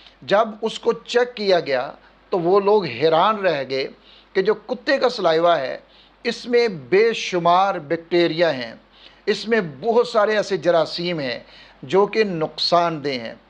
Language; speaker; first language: Urdu; native; Urdu